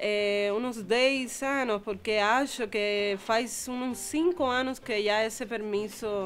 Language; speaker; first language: Portuguese; non-native, fluent; Spanish